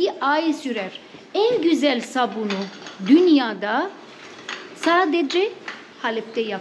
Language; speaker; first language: Turkish; non-native, fluent; Arabic